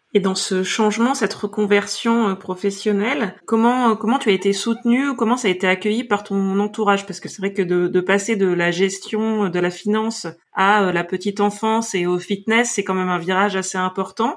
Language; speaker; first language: French; native; French